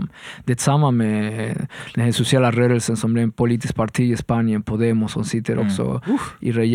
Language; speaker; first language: Swedish; non-native, fluent; Spanish